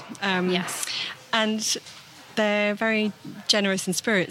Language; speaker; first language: English; native; English